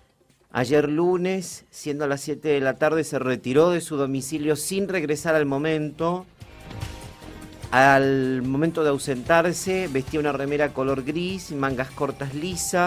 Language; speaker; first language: Spanish; native; Spanish